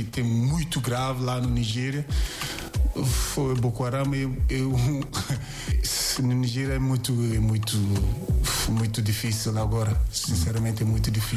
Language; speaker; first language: Portuguese; non-native, learner; Yoruba